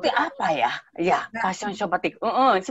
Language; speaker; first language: Indonesian; non-native, fluent; Japanese